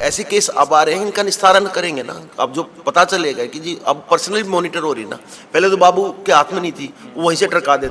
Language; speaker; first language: Hindi; native; Hindi